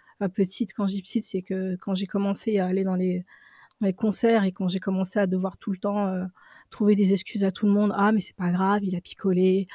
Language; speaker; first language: French; early bilingual, other home language; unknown